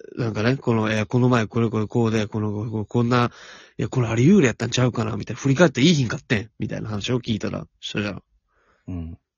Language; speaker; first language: Japanese; native; Japanese